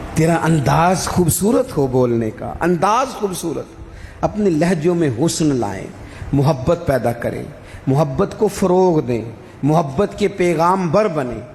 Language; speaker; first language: Urdu; non-native, local second language; Punjabi